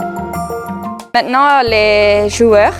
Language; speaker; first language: French; non-native, local second language; Dutch